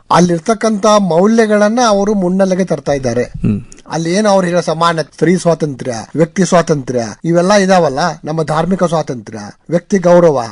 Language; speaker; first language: Kannada; native; Kannada